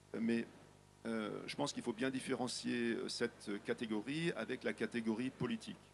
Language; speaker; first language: French; native; French